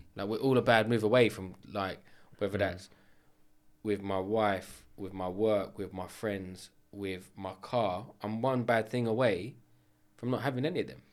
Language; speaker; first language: English; native; English